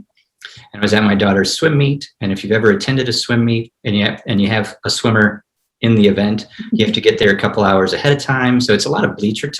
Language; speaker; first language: English; native; English